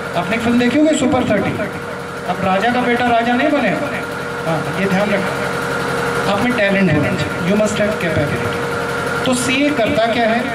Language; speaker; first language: Hindi; native; Hindi